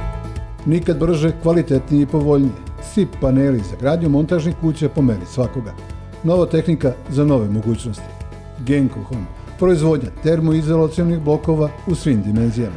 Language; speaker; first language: Serbian; native; Serbian